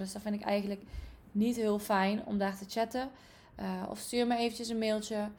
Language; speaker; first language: Dutch; native; Dutch